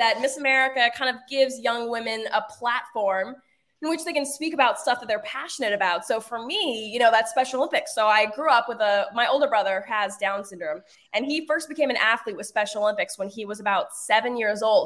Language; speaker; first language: English; native; English